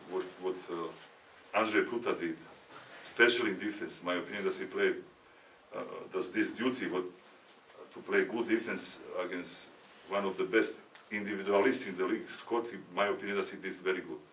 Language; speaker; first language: English; non-native, learner; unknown